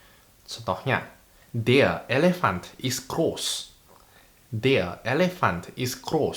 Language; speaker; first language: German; non-native, fluent; Indonesian